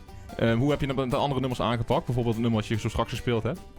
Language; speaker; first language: Dutch; native; Dutch